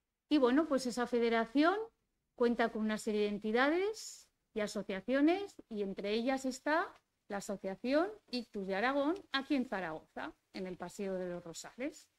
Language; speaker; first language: Spanish; native; Spanish